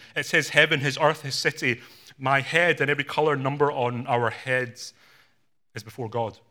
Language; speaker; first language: English; native; English